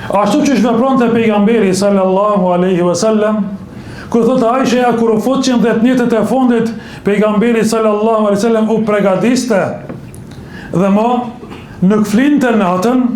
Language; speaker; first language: Albanian; native; Albanian